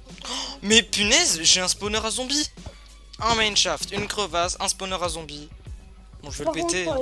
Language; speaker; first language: French; native; French